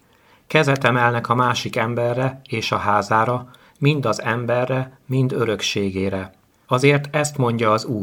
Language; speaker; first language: Hungarian; native; Hungarian